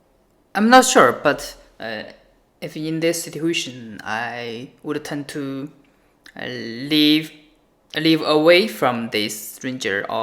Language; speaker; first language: English; non-native, learner; Chinese